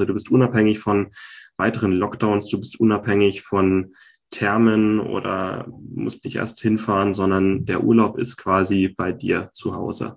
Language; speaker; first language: German; native; German